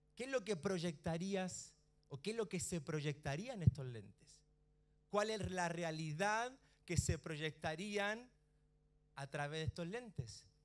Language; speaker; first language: Spanish; native; Spanish